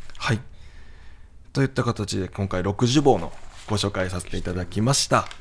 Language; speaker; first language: Japanese; native; Japanese